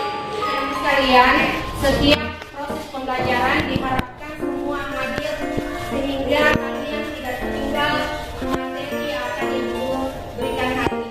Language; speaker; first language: Indonesian; native; Indonesian